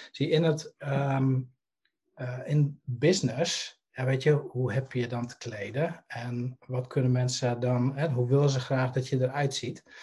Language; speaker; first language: Dutch; native; Dutch